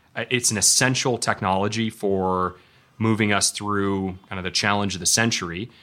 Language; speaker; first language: English; native; English